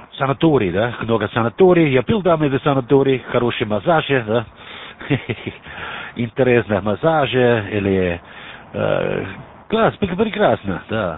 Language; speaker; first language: Russian; non-native, learner; German